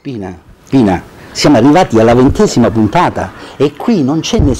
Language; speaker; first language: Italian; native; Italian